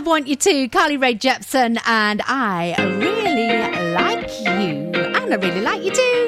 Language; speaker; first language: English; native; English